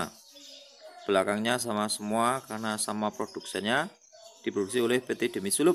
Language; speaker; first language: Indonesian; native; Indonesian